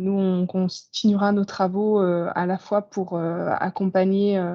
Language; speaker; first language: French; native; French